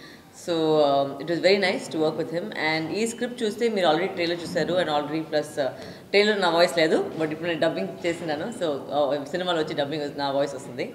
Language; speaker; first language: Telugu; non-native, local second language; Tamil